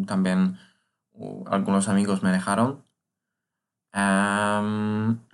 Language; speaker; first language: Spanish; non-native, learner; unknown